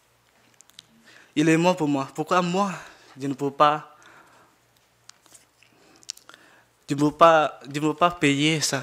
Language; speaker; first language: French; non-native, learner; Jarai